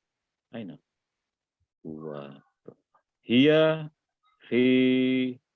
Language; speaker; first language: Arabic; non-native, learner; Indonesian